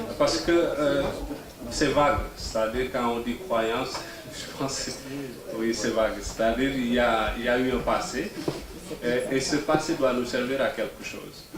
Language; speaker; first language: French; non-native, local second language; Wolof